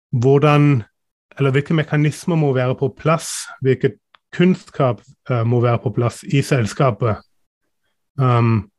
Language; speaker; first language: Norwegian; non-native, fluent; German